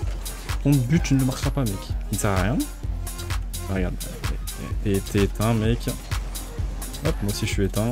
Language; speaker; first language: French; native; French